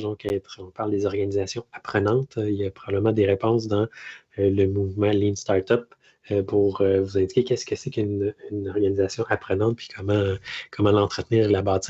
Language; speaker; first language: French; native; French